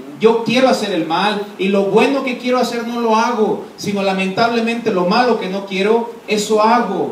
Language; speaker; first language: Spanish; native; Spanish